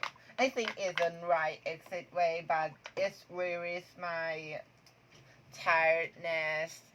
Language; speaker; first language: English; non-native, learner; Thai